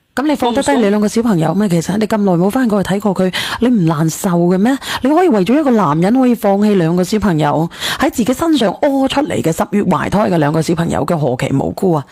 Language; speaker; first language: Cantonese; native; Cantonese